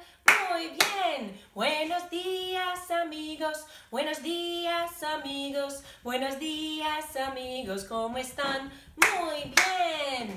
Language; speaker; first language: Spanish; non-native, fluent; English